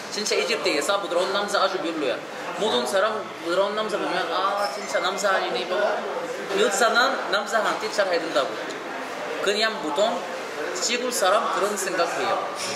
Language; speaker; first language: Korean; non-native, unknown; Arabic